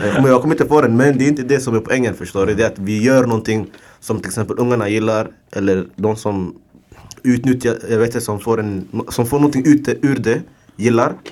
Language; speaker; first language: Swedish; early bilingual, other home language; Somali